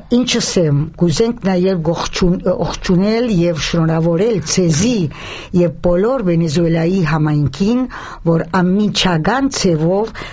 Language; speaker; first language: Armenian; early bilingual, heritage; Armenian